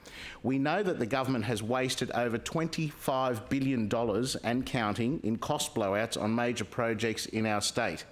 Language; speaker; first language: English; native; English